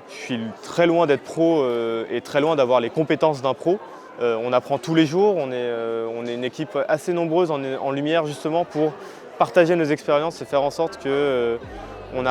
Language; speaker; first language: French; native; French